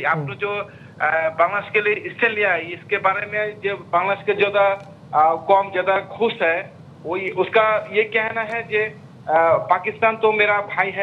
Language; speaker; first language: Hindi; non-native, fluent; Bangla